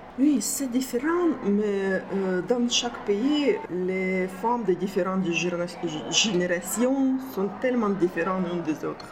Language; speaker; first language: French; non-native, fluent; Russian